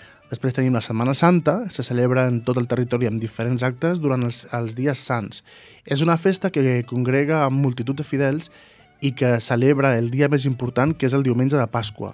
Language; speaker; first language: Catalan; native; Catalan